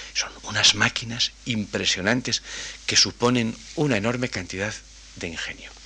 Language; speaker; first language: Spanish; native; Spanish